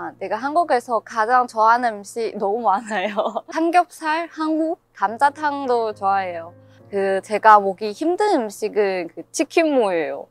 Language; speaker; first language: Korean; non-native, fluent; Chinese